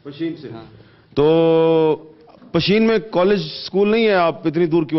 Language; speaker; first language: Urdu; native; Urdu